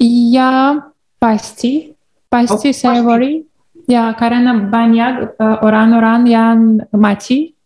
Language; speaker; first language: Indonesian; non-native, learner; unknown